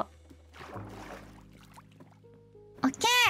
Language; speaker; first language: Japanese; native; Japanese